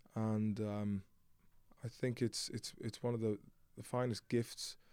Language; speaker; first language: English; native; English